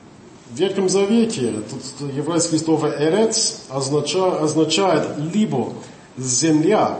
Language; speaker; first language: Russian; non-native, learner; English